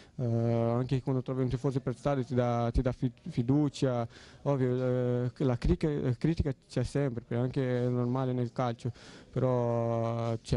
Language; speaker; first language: Italian; non-native, fluent; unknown